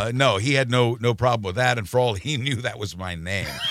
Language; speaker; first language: English; native; English